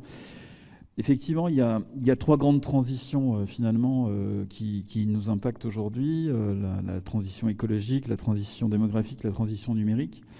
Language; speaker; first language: French; native; French